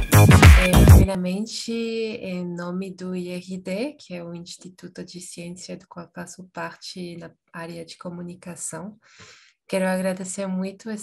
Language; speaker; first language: Portuguese; non-native, fluent; Spanish